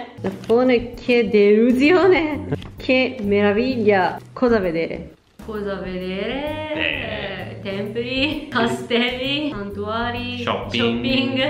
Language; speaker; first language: Italian; non-native, learner; Japanese